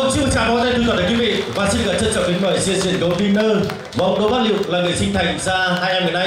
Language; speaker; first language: Vietnamese; native; Vietnamese